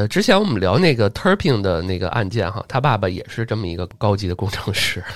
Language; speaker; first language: Chinese; native; Chinese